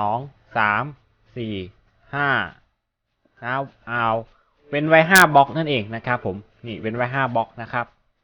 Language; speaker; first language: Thai; native; Thai